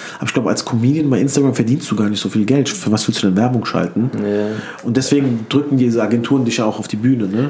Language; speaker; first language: German; early bilingual, other home language; Turkish